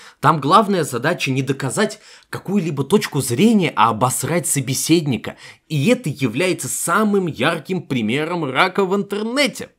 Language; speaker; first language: Russian; native; Russian